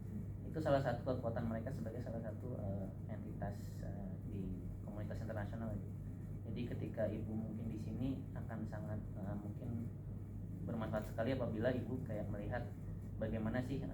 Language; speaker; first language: Indonesian; native; Indonesian